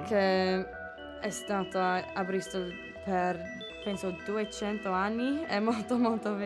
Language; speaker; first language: Italian; non-native, learner; English